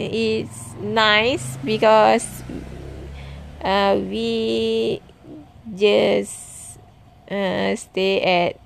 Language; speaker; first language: English; non-native, learner; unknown